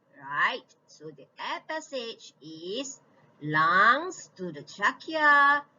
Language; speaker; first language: English; non-native, local second language; Malay